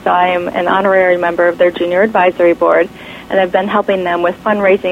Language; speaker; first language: English; native; English